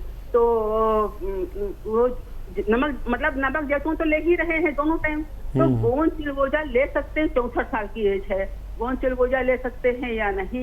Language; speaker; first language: Hindi; native; Hindi